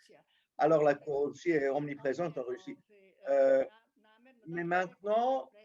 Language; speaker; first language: French; non-native, local second language; Serbian